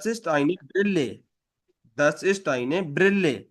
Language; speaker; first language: German; non-native, fluent; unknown